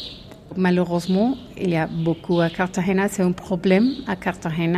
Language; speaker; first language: French; non-native, fluent; Spanish